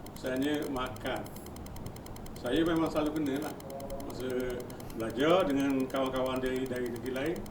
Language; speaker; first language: Malay; native; Malay